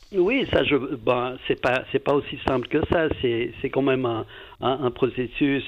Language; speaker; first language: French; native; French